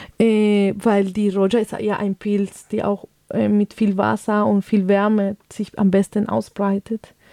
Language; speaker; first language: German; non-native, fluent; Spanish